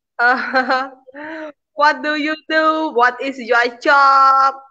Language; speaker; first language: English; non-native, learner; Khmer